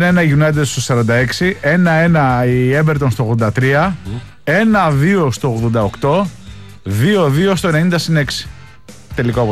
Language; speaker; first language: Greek; native; Greek